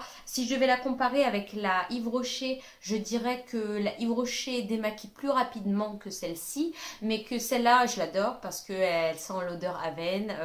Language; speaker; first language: French; native; French